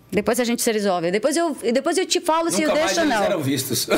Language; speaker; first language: Portuguese; non-native, fluent; Ukrainian